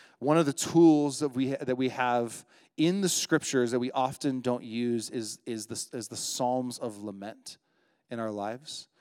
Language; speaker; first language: English; native; English